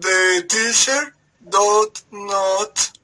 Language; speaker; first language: English; non-native, learner; Spanish